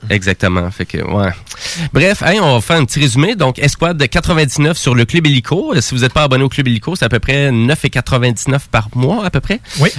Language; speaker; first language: French; native; French